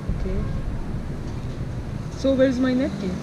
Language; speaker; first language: English; non-native, learner; Turkish